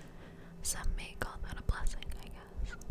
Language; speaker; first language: English; native; English